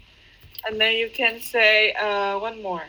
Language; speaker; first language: English; non-native, fluent; Indonesian